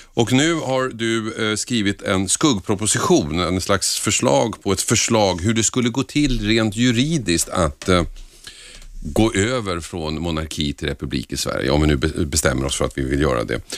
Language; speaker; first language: Swedish; native; Swedish